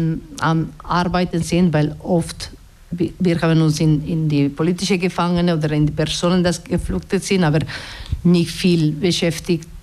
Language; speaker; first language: German; non-native, learner; Basque